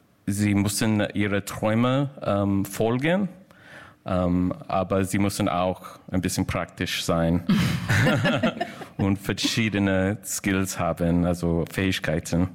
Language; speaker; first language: German; non-native, learner; English